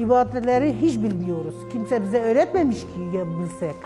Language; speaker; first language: Turkish; non-native, local second language; Kurdish